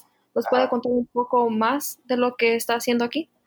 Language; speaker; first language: Spanish; early bilingual, heritage; Spanish